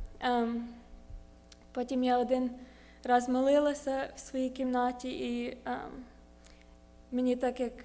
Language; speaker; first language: Ukrainian; early bilingual, heritage; Ukrainian